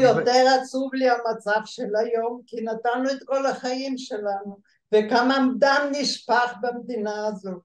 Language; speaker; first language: Hebrew; early bilingual, other home language; Bulgarian